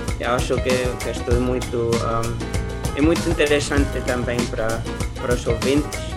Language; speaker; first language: Portuguese; non-native, learner; Spanish